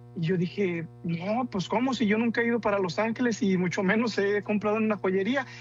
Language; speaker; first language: Spanish; native; Spanish